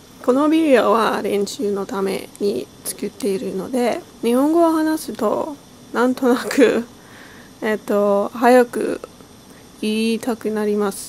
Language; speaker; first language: Japanese; non-native, learner; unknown